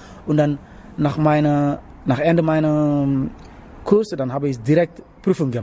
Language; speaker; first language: German; non-native, learner; Wolof